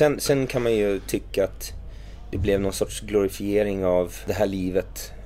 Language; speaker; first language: Swedish; early bilingual, other home language; English